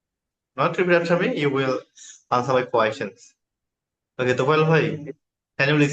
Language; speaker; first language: English; non-native, learner; Bangla